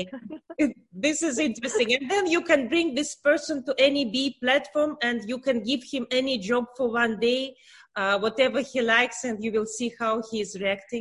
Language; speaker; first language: English; non-native, learner; Russian